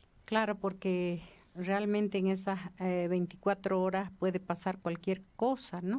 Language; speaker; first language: Spanish; native; Spanish